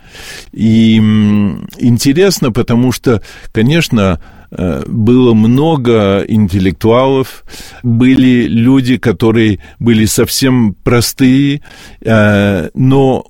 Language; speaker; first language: Russian; early bilingual, heritage; Russian